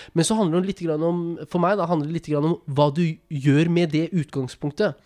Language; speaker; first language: Norwegian; early bilingual, other home language; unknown